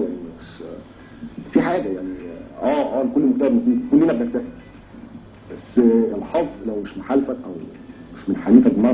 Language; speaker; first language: Arabic; native; Arabic